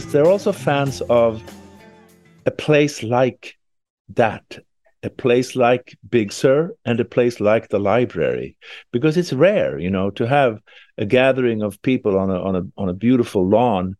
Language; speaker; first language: English; non-native, fluent; Swedish